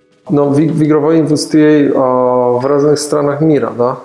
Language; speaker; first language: Russian; non-native, learner; Polish